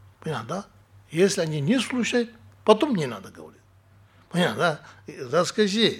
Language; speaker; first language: Russian; non-native, learner; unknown